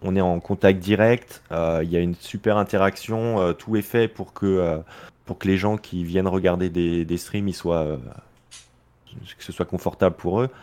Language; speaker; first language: French; native; French